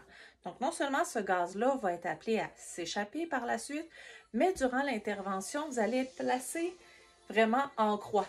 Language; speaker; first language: French; native; French